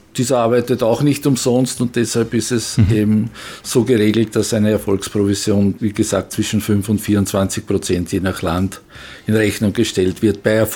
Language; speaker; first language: German; native; German